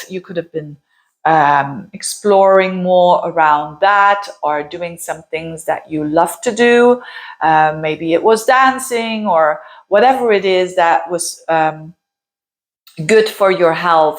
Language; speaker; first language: English; non-native, fluent; Dutch